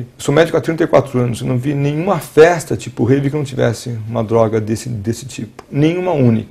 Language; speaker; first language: Portuguese; native; Portuguese